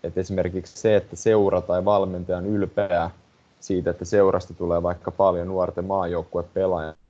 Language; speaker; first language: Finnish; native; Finnish